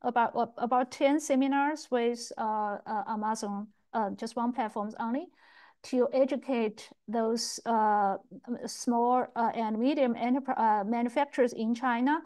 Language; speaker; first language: English; non-native, fluent; Chinese